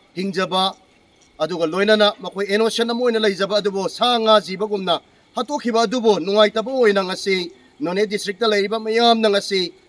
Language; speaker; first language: Manipuri; non-native, local second language; Rongmei Naga